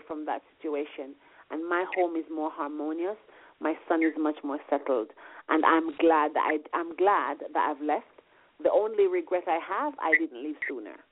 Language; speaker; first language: English; non-native, local second language; Jamaican Creole English